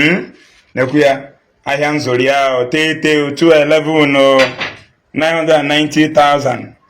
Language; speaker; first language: Igbo; native; Igbo